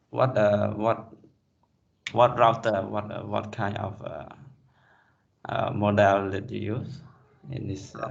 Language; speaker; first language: English; non-native, fluent; Khmer